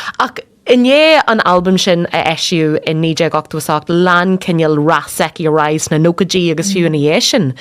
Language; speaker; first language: Irish; native; Irish